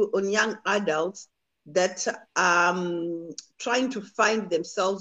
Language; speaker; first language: English; non-native, local second language; Shona